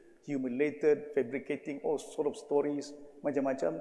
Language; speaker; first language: English; non-native, local second language; Malay